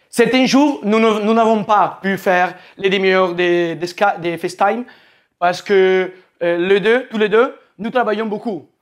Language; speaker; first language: French; non-native, learner; Italian